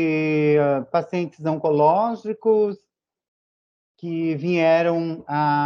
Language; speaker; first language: Portuguese; native; Portuguese